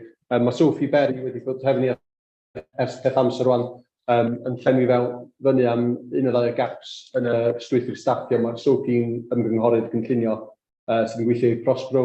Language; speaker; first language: Welsh; native; Welsh